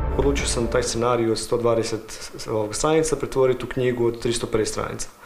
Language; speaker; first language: Croatian; native; Croatian